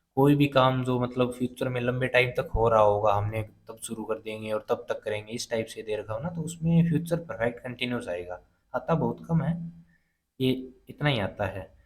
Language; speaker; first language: Hindi; native; Hindi